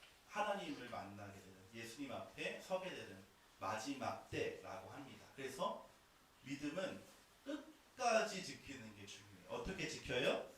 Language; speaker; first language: Korean; native; Korean